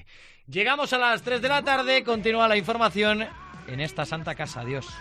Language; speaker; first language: Spanish; native; Spanish